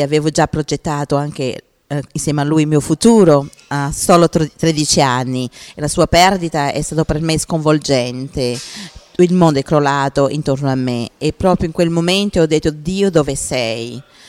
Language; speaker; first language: Italian; non-native, fluent; Portuguese